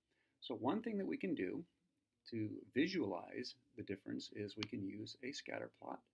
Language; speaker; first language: English; native; English